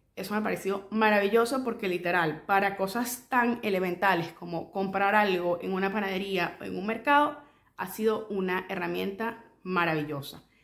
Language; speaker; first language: Spanish; native; Spanish